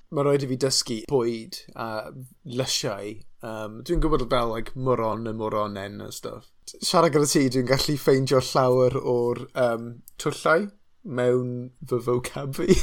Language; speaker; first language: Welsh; non-native, local second language; English